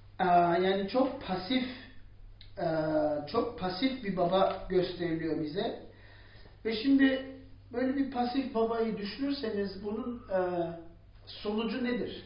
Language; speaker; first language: Turkish; non-native, fluent; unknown